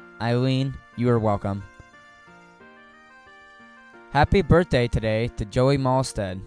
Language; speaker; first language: English; native; English